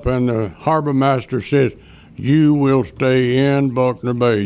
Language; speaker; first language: English; native; English